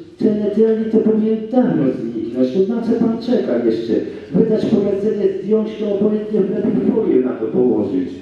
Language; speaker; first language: Polish; native; Polish